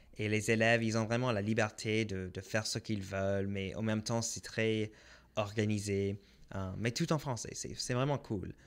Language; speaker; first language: French; non-native, local second language; English